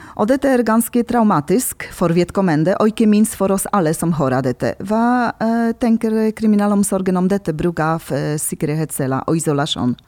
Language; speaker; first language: Norwegian; non-native, fluent; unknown